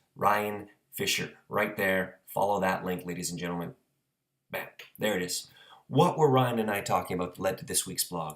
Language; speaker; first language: English; native; English